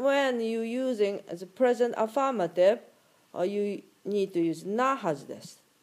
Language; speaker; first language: English; non-native, fluent; Japanese